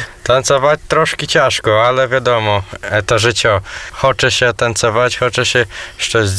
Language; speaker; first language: Polish; non-native, local second language; Belarusian